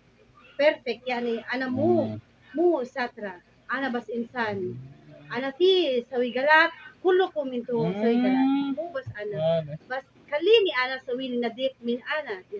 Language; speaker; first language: Arabic; non-native, learner; Filipino